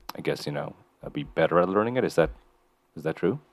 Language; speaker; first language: English; non-native, local second language; Nepali